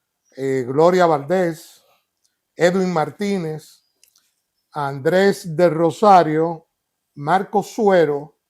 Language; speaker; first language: Spanish; native; Spanish